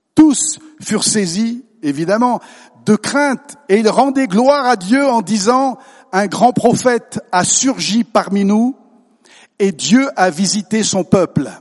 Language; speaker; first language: French; native; French